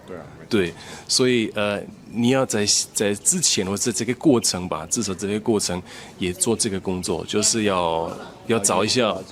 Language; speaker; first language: Chinese; non-native, fluent; German